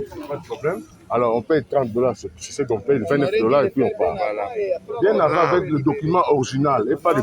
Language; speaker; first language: French; non-native, local second language; Lingala